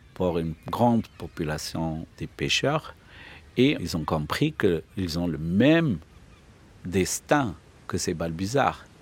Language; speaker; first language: French; non-native, local second language; Arabic